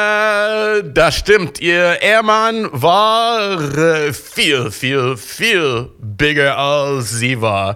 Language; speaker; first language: German; non-native, fluent; English